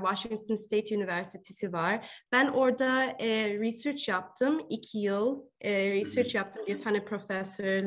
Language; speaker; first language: Turkish; early bilingual, heritage; Turkish